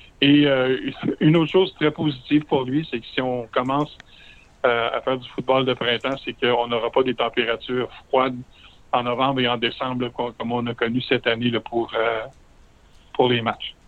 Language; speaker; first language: French; native; French